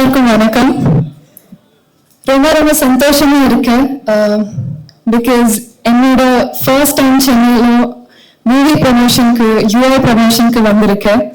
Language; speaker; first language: Tamil; non-native, learner; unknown